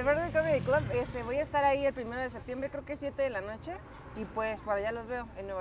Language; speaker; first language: Spanish; native; Spanish